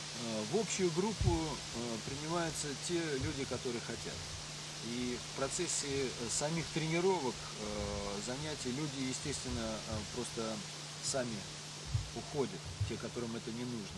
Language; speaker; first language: Russian; native; Russian